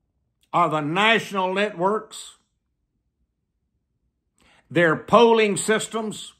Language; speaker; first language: English; native; English